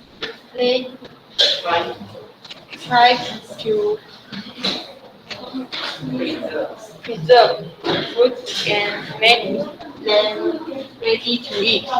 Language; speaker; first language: English; non-native, learner; Chinese